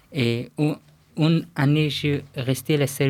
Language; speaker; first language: French; non-native, learner; Pashto